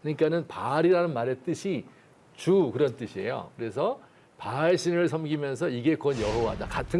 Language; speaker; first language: Korean; native; Korean